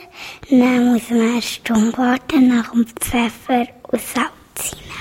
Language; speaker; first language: German; non-native, local second language; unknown